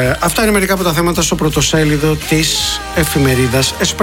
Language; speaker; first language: Greek; native; Greek